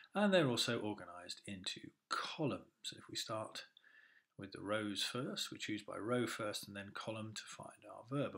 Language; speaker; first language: English; native; English